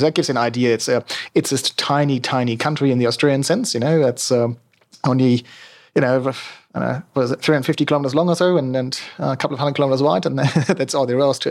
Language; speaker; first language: English; non-native, fluent; German